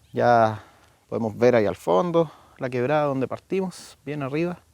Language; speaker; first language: Spanish; native; Spanish